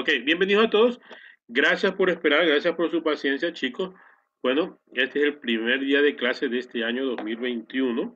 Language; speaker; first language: Spanish; native; Spanish